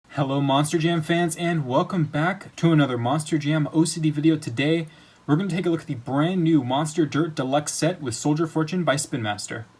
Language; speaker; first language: English; native; English